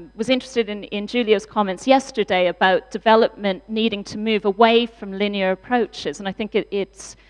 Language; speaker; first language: English; native; English